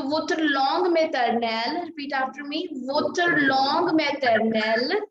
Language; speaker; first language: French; non-native, fluent; Hindi